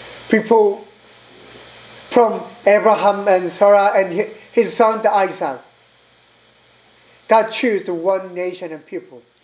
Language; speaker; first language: English; non-native, learner; Korean